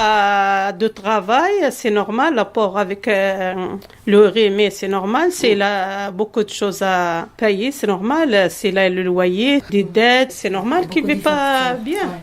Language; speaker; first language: French; non-native, learner; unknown